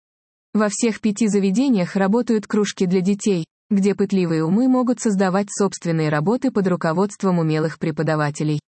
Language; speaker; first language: Russian; native; Russian